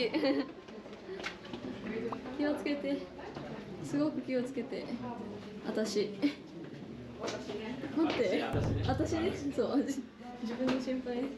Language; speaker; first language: Japanese; native; Japanese